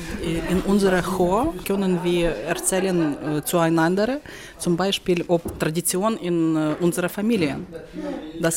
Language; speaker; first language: German; non-native, learner; Ukrainian